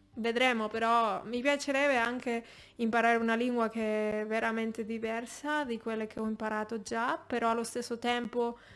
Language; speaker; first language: Italian; non-native, fluent; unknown